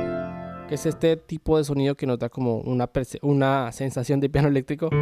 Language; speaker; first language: Spanish; native; Spanish